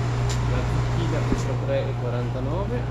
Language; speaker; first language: Italian; native; Italian